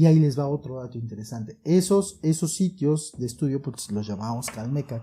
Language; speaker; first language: Spanish; native; Spanish